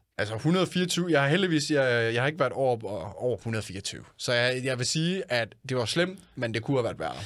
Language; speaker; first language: Danish; native; Danish